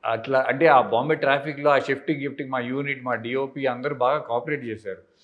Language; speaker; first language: Telugu; native; Telugu